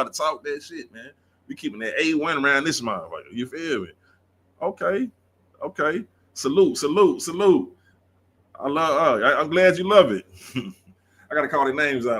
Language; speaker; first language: English; native; English